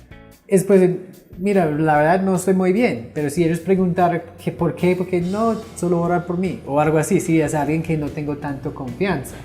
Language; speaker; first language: Spanish; non-native, fluent; English